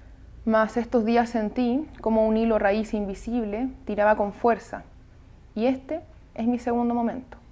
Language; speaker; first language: Spanish; native; Spanish